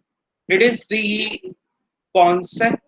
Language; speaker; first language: English; non-native, local second language; Hindi